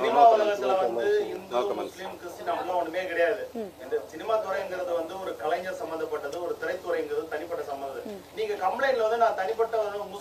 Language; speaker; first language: Tamil; native; Tamil